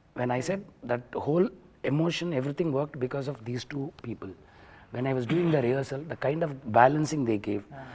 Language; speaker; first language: English; non-native, local second language; Tamil